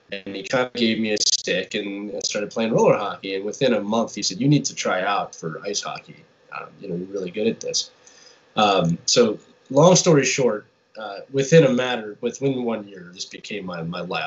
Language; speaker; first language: English; native; English